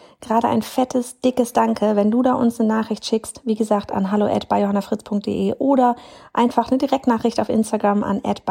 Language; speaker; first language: German; native; German